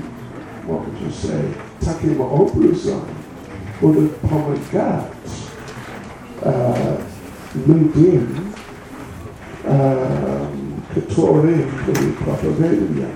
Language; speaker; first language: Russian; non-native, learner; English